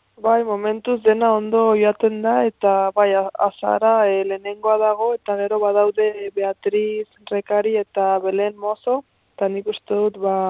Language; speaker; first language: Basque; non-native, local second language; Spanish